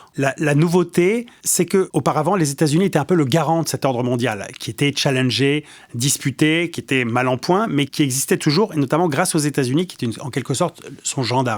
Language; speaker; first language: French; native; French